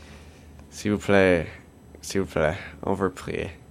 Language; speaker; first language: French; non-native, local second language; English